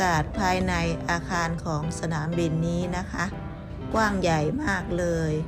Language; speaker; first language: Thai; native; Thai